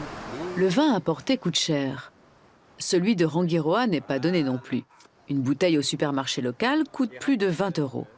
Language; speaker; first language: French; native; French